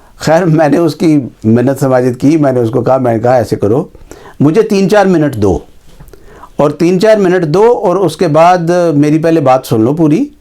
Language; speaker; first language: Urdu; native; Urdu